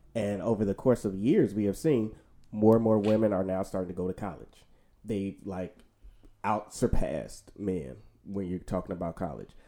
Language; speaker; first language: English; native; English